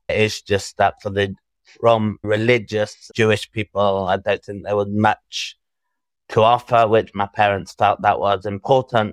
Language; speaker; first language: English; native; English